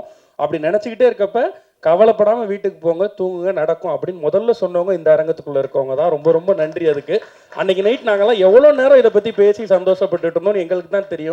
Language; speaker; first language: Tamil; native; Tamil